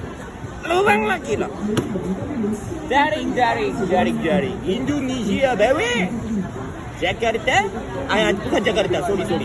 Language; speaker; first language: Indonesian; non-native, learner; Korean